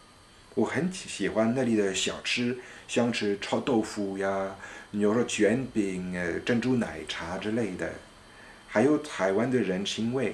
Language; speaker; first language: Chinese; non-native, fluent; French